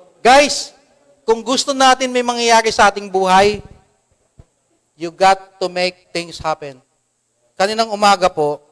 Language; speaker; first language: Filipino; non-native, local second language; Cebuano